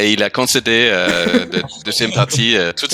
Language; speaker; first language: French; non-native, fluent; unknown